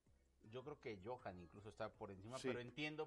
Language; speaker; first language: Spanish; native; Spanish